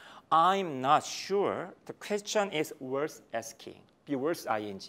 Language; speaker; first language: English; non-native, fluent; Korean